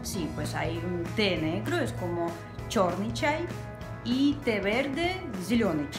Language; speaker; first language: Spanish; non-native, fluent; Russian